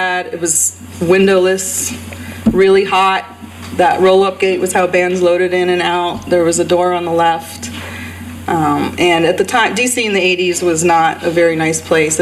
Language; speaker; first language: English; native; English